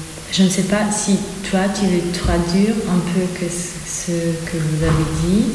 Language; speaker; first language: French; non-native, learner; German